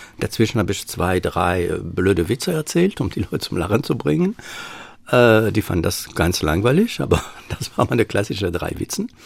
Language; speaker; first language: German; non-native, fluent; French